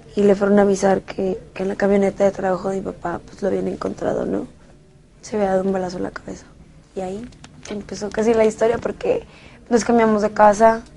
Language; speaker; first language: Spanish; native; Spanish